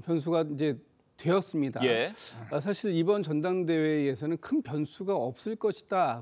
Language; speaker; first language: Korean; native; Korean